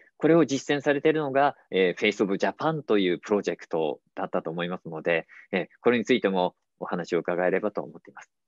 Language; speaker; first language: Japanese; native; Japanese